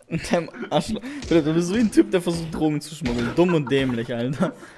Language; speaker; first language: German; native; German